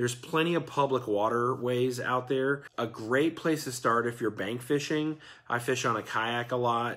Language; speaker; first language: English; native; English